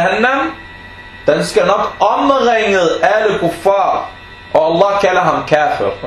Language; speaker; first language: Danish; early bilingual, other home language; Arabic